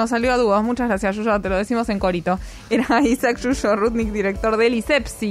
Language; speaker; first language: Spanish; native; Spanish